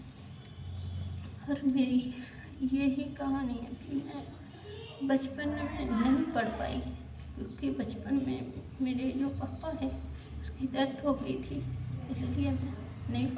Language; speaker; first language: Hindi; native; Hindi